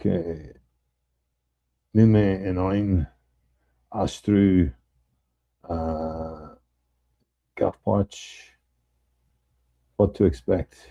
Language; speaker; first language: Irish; non-native, learner; English